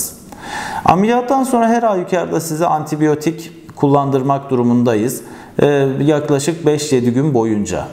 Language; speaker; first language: Turkish; native; Turkish